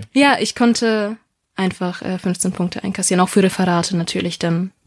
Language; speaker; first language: German; non-native, local second language; Russian